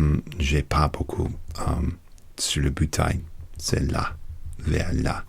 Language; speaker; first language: French; non-native, learner; English